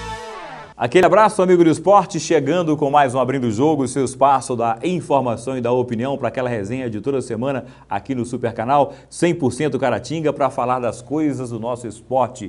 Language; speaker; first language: Portuguese; native; Portuguese